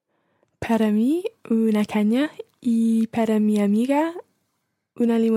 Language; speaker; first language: Spanish; non-native, learner; English